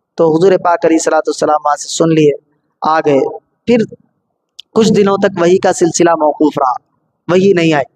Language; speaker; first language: Urdu; native; Urdu